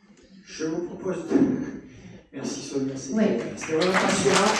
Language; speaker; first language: French; native; French